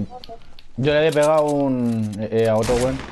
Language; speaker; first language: Spanish; native; Spanish